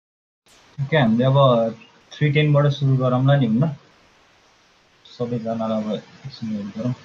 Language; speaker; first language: Nepali; native; Nepali